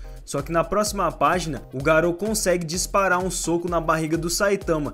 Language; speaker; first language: Portuguese; native; Portuguese